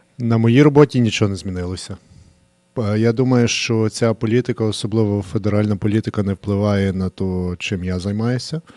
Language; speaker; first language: Ukrainian; early bilingual, heritage; Ukrainian